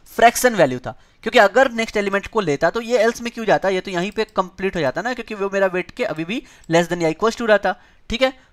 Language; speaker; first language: Hindi; native; Hindi